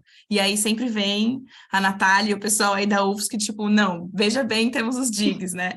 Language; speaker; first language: Portuguese; native; Portuguese